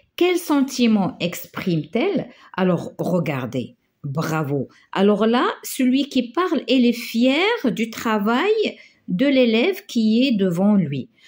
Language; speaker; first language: French; non-native, local second language; Arabic